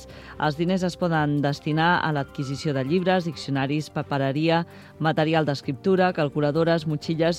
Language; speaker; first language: Catalan; native; Catalan